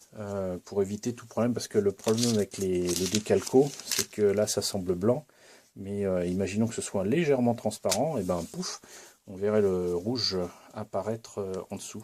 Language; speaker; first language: French; native; French